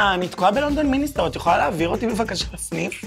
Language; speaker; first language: Hebrew; native; Hebrew